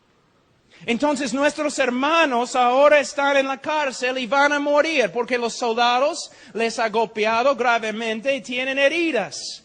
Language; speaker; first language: Spanish; non-native, fluent; English